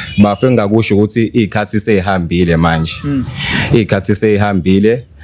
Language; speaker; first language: Zulu; native; Zulu